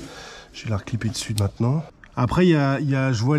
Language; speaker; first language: French; native; French